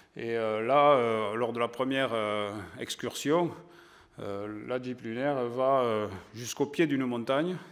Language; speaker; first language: French; native; French